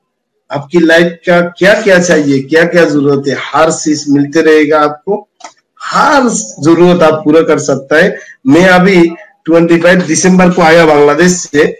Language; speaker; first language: Hindi; non-native, fluent; Bangla